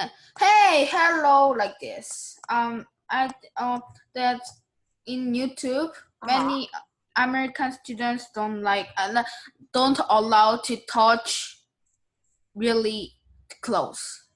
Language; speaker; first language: English; non-native, learner; Korean